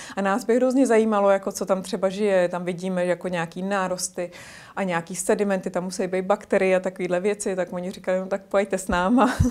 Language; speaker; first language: Czech; native; Czech